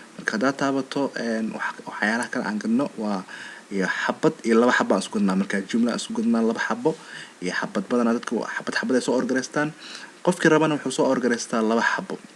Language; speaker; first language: Somali; early bilingual, heritage; Somali